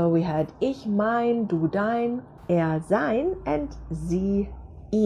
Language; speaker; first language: German; non-native, fluent; English